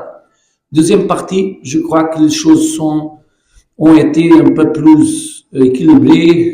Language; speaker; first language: French; non-native, learner; Portuguese